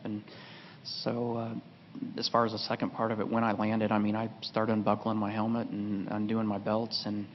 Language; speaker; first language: English; native; English